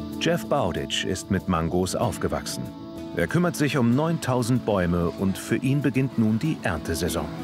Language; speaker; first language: German; native; German